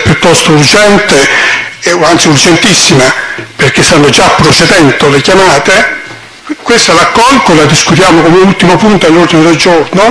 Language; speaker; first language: Italian; native; Italian